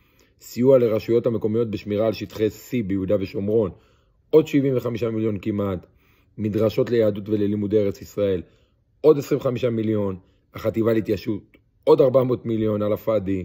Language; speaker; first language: Hebrew; native; Hebrew